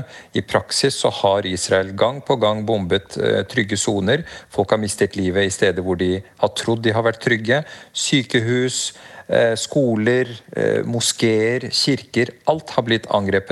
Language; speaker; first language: Norwegian; native; Norwegian